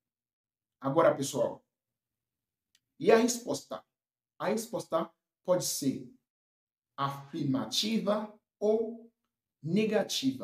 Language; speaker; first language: Portuguese; non-native, fluent; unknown